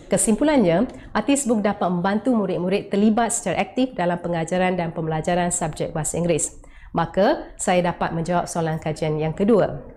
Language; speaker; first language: Malay; non-native, local second language; Tamil